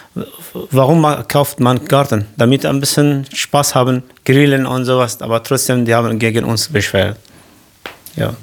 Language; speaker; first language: German; non-native, learner; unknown